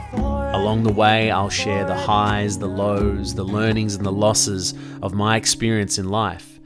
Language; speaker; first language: English; native; English